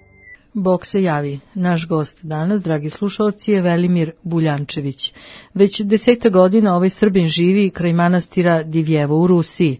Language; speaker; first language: Serbian; native; Serbian